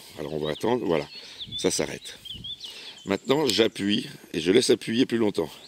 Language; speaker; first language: French; native; French